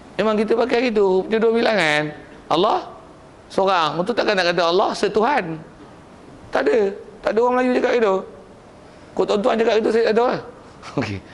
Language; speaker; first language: Malay; native; Malay